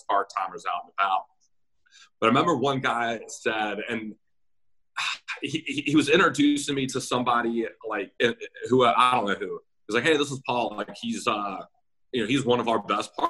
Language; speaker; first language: English; native; English